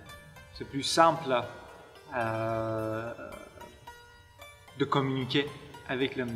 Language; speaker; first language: French; non-native, learner; Persian